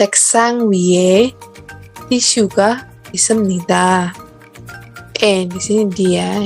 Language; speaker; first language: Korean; non-native, learner; Indonesian